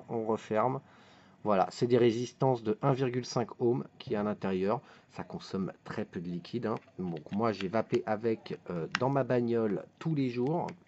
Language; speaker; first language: French; native; French